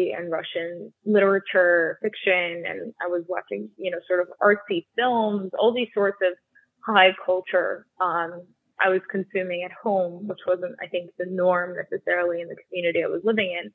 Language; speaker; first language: English; early bilingual, other home language; Russian